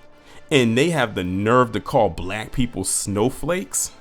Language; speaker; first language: English; native; English